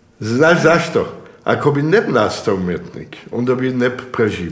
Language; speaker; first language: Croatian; early bilingual, heritage; Croatian